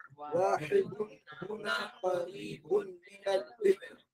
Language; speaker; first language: Arabic; non-native, learner; English